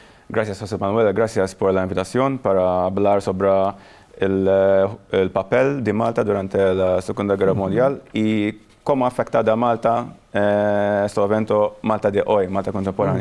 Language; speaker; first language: Spanish; non-native, fluent; Maltese